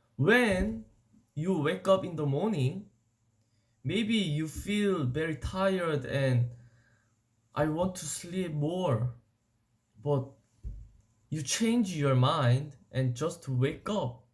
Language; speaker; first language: English; non-native, learner; Korean